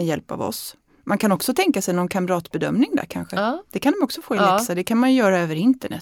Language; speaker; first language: Swedish; native; Swedish